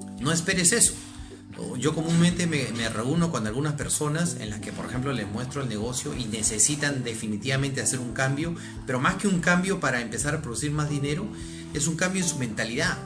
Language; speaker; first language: Spanish; native; Spanish